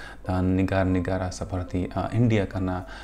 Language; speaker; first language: Indonesian; non-native, fluent; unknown